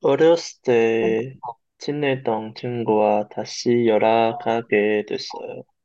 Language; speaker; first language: Korean; non-native, learner; Chinese